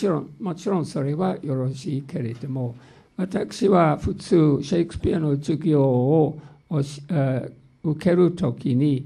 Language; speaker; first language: Japanese; non-native, fluent; English